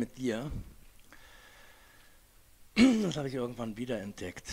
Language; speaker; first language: German; native; German